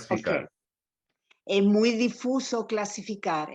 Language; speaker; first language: Portuguese; non-native, fluent; Spanish